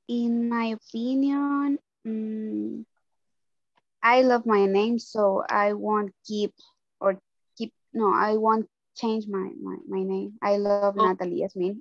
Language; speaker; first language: English; non-native, learner; Spanish